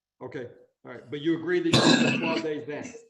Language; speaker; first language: English; native; English